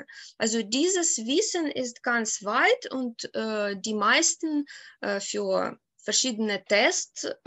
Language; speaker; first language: German; non-native, fluent; Ukrainian